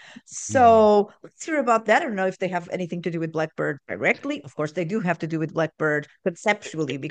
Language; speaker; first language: English; non-native, fluent; Portuguese